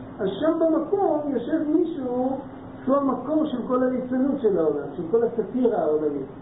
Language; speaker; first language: Hebrew; non-native, fluent; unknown